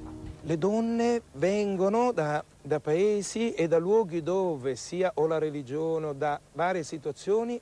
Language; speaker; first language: Italian; native; Italian